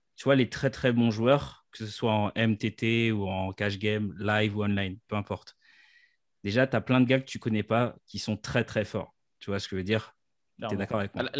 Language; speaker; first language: French; native; French